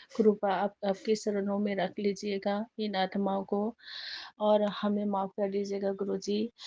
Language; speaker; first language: Hindi; non-native, local second language; Assamese